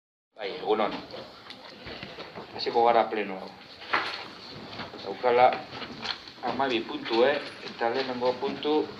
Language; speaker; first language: Basque; non-native, local second language; Spanish